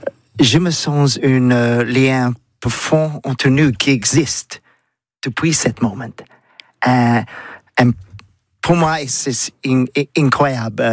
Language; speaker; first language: French; non-native, learner; English